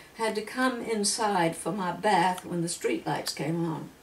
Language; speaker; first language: English; native; English